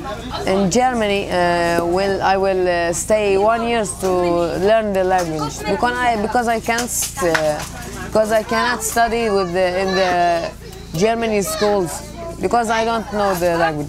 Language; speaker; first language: English; non-native, learner; Arabic